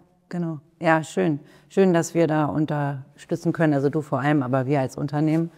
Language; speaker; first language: German; native; German